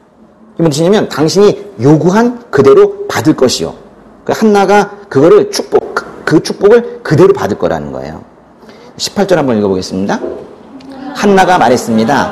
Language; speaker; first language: Korean; native; Korean